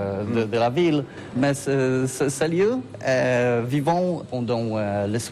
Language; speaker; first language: French; non-native, fluent; Polish